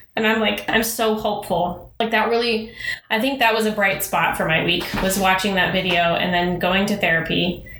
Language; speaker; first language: English; native; English